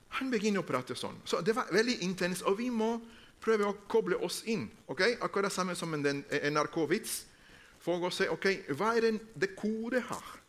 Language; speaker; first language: Norwegian; non-native, fluent; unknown